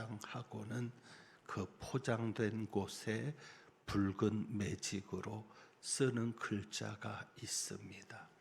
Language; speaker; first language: Korean; native; Korean